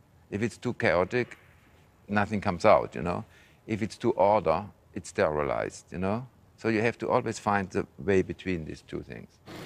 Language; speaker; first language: English; non-native, fluent; German